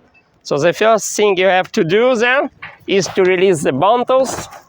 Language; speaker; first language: English; non-native, fluent; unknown